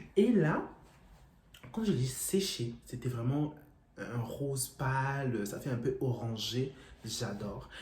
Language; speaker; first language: French; non-native, local second language; Lingala